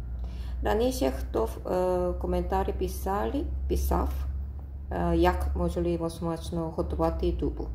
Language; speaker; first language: Ukrainian; non-native, learner; Korean